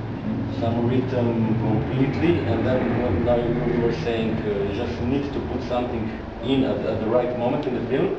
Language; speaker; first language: English; non-native, fluent; Croatian